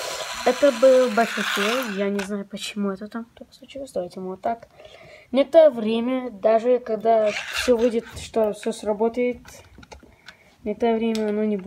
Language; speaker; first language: Russian; early bilingual, heritage; Russian